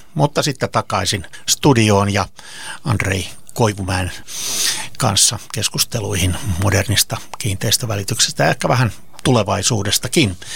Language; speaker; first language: Finnish; native; Finnish